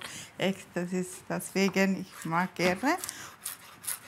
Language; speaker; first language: German; non-native, learner; Tamil